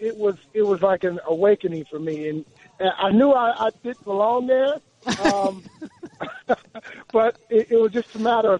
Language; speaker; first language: English; native; English